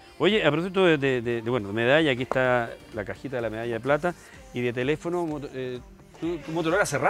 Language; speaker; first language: Spanish; native; Spanish